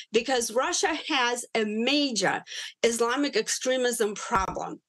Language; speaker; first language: English; non-native, fluent; Russian